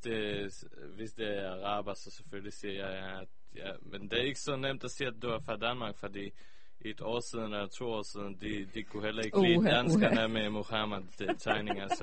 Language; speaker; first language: Danish; early bilingual, heritage; Hebrew